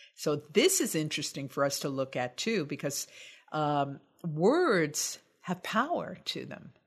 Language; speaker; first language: English; native; English